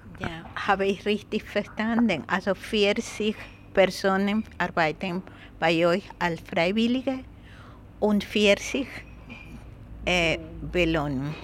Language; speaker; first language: German; non-native, learner; Spanish